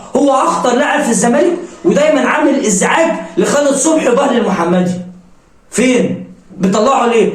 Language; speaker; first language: Arabic; native; Arabic